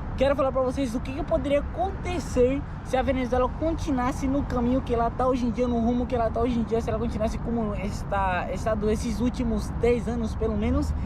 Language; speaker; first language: Portuguese; non-native, fluent; Spanish